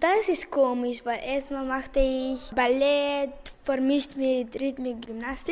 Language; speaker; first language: German; non-native, local second language; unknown